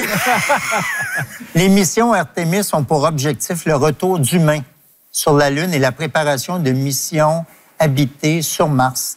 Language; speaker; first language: French; native; French